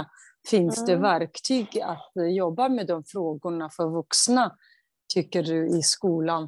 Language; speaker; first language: Swedish; non-native, fluent; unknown